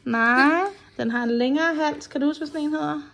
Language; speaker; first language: Danish; native; Danish